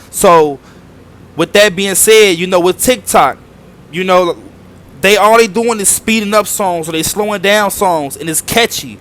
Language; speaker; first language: English; native; English